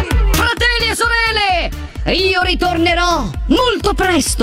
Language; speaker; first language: Italian; native; Italian